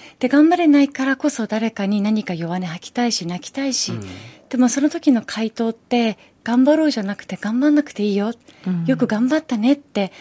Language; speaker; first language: Japanese; early bilingual, other home language; Persian